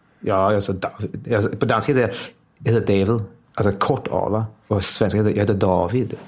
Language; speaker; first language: Swedish; early bilingual, heritage; Swedish